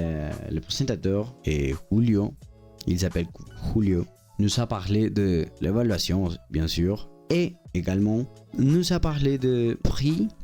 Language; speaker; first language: French; non-native, learner; Spanish